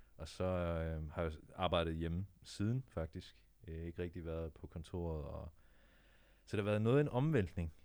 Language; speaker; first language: Danish; native; Danish